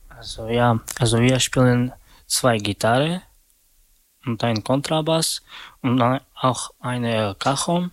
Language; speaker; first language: German; non-native, learner; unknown